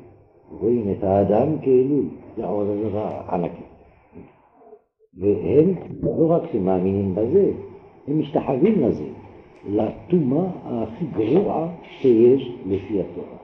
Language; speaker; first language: Hebrew; non-native, fluent; French